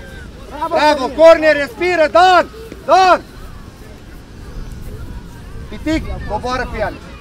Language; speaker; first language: Romanian; native; Romanian